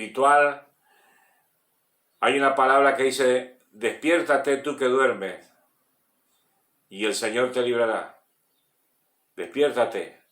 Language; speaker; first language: Spanish; native; Spanish